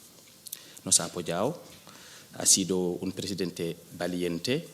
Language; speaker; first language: Spanish; non-native, fluent; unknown